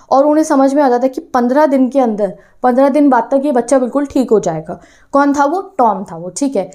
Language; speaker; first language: Hindi; non-native, local second language; Punjabi